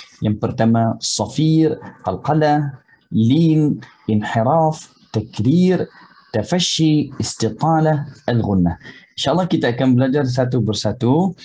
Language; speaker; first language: Malay; non-native, fluent; Arabic